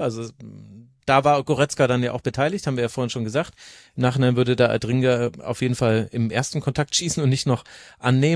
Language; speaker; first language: German; native; German